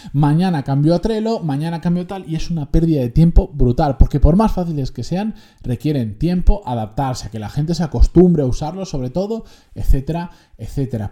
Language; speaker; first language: Spanish; native; Spanish